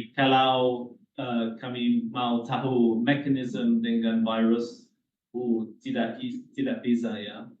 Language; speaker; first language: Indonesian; non-native, learner; English